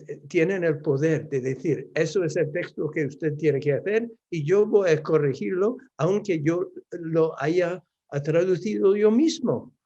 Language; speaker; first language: Spanish; non-native, fluent; English